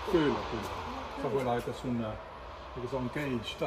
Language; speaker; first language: Finnish; non-native, learner; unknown